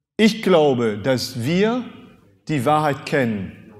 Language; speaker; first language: German; non-native, fluent; French